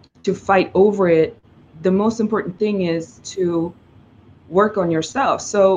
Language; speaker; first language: English; non-native, fluent; Russian